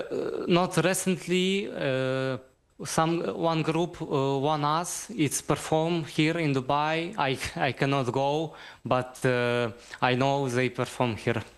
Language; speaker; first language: English; non-native, learner; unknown